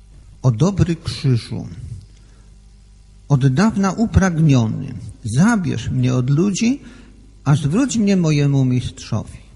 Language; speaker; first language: Polish; native; Polish